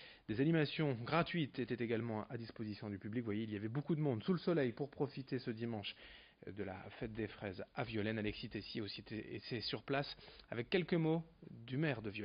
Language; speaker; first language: French; native; French